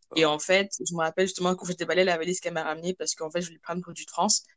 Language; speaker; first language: French; early bilingual, other home language; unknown